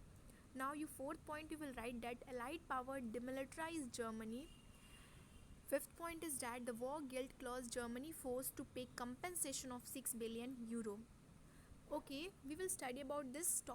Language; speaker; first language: English; non-native, local second language; Hindi